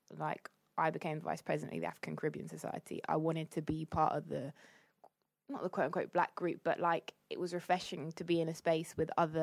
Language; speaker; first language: English; native; English